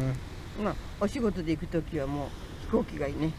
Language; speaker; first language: Japanese; native; Japanese